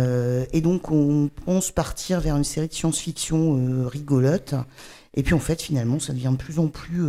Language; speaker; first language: French; native; French